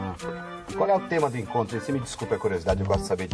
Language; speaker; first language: Portuguese; native; Portuguese